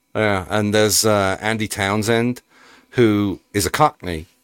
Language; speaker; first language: English; native; English